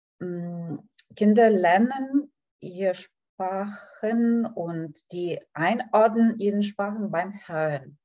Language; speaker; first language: German; non-native, fluent; Lithuanian